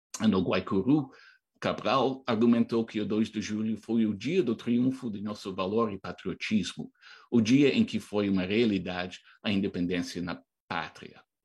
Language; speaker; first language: Portuguese; non-native, fluent; English